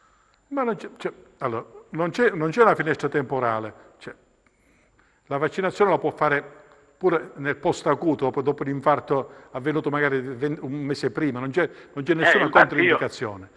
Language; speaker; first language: Italian; native; Italian